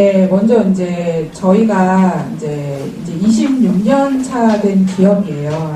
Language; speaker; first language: Korean; native; Korean